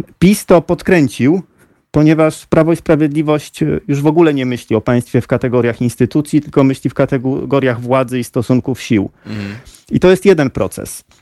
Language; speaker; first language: Polish; native; Polish